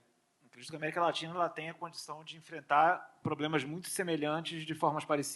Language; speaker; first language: Portuguese; native; Portuguese